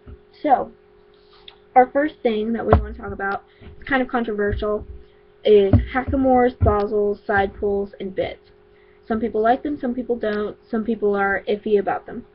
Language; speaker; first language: English; native; English